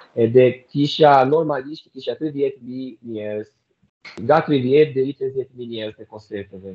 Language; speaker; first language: Albanian; non-native, learner; Portuguese